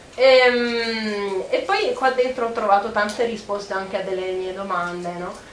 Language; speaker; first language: Italian; non-native, fluent; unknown